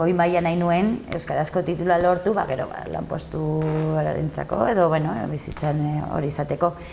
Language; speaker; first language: Basque; non-native, local second language; Spanish